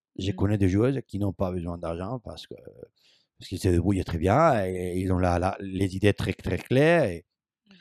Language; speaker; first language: French; non-native, fluent; Spanish